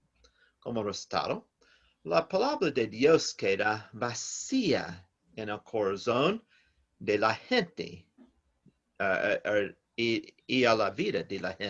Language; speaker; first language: Spanish; non-native, learner; English